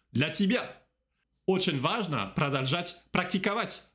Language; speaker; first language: Russian; non-native, fluent; French